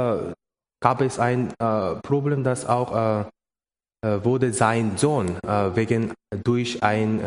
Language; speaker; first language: German; non-native, learner; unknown